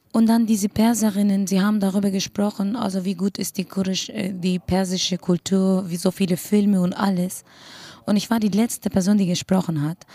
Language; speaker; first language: German; non-native, fluent; Kurdish